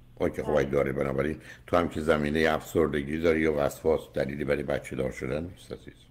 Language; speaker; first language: Persian; native; Persian